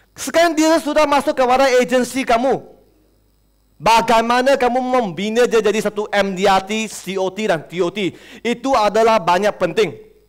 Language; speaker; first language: Malay; non-native, local second language; Chinese